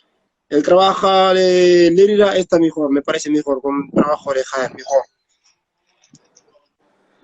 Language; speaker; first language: Spanish; non-native, learner; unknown